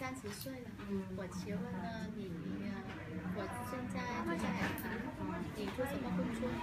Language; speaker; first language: Chinese; non-native, learner; Vietnamese